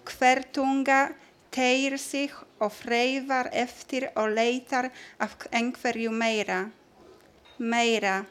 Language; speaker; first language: Icelandic; non-native, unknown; Polish